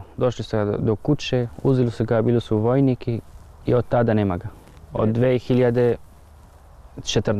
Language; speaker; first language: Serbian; non-native, learner; Arabic